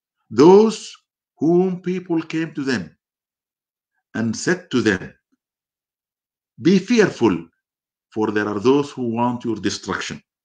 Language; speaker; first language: English; non-native, fluent; Arabic